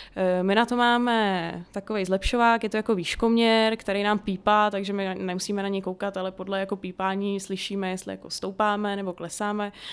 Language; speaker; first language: Czech; native; Czech